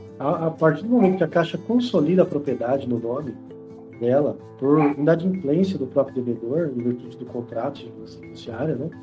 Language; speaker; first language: Portuguese; native; Portuguese